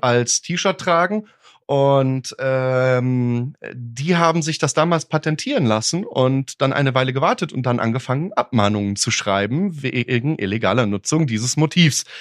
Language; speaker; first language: German; native; German